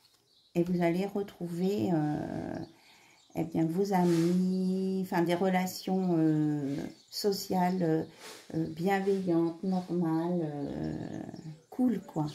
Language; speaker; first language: French; native; French